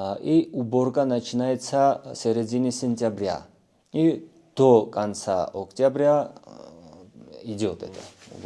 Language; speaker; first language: Russian; non-native, fluent; Georgian